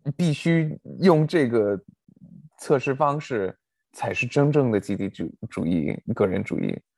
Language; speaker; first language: Chinese; non-native, fluent; English